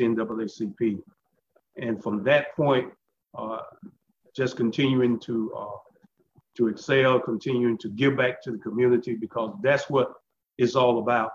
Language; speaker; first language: English; native; English